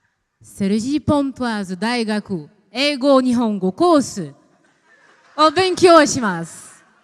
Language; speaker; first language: Japanese; non-native, learner; French